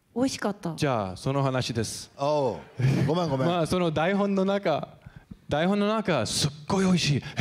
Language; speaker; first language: Japanese; non-native, fluent; English